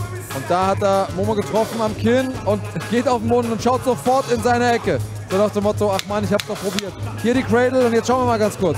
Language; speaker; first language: German; native; German